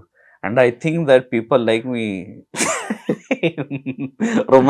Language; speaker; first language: Telugu; non-native, learner; Hindi